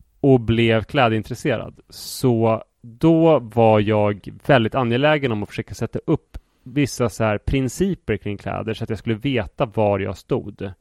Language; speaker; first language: Swedish; native; Swedish